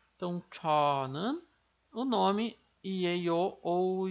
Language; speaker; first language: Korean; non-native, fluent; Portuguese